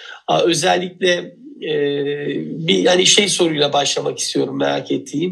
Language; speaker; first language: Turkish; native; Turkish